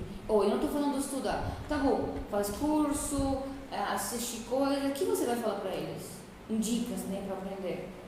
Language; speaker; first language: Portuguese; non-native, fluent; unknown